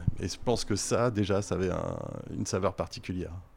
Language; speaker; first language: French; native; French